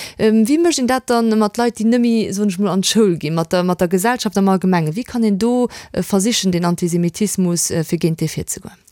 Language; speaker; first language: Luxembourgish; native; Luxembourgish